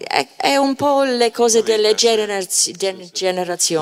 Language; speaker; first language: Italian; non-native, fluent; English